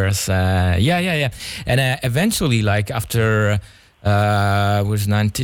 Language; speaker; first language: English; non-native, fluent; Italian